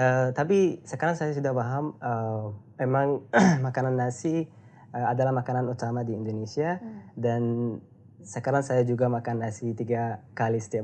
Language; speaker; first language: Indonesian; non-native, learner; Arabic